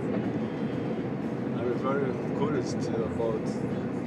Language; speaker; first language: English; non-native, learner; Portuguese